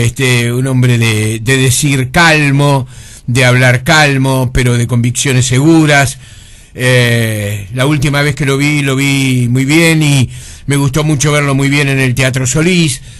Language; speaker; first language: Spanish; native; Spanish